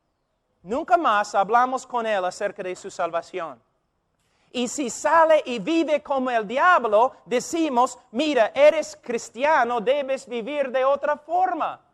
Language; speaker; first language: Spanish; non-native, fluent; English